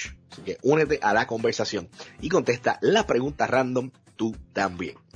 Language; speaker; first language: Spanish; native; Spanish